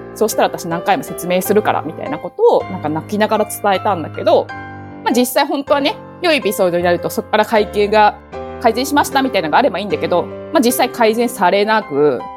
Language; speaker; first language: Japanese; native; Japanese